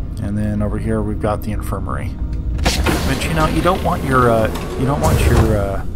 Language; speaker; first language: English; native; English